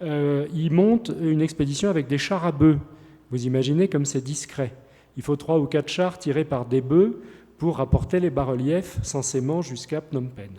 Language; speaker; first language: French; native; French